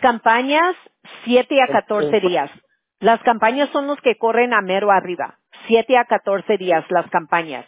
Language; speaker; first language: Spanish; early bilingual, heritage; Spanish